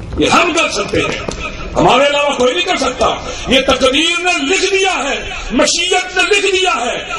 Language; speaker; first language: Urdu; non-native, local second language; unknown